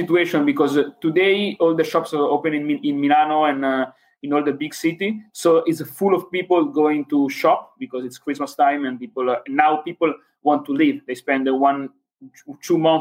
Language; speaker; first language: English; non-native, fluent; Italian